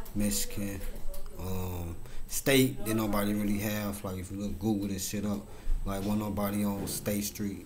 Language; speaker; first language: English; native; English